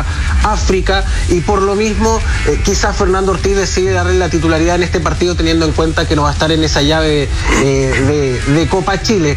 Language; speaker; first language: Spanish; native; Spanish